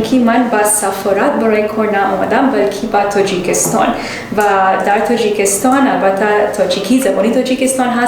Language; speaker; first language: Persian; non-native, learner; English